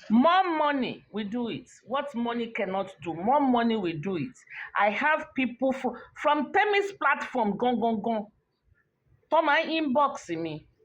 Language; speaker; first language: English; non-native, local second language; Yoruba